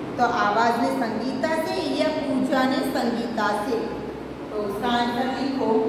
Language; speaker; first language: Hindi; non-native, local second language; Gujarati